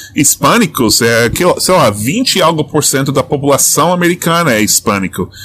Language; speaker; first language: Portuguese; non-native, fluent; English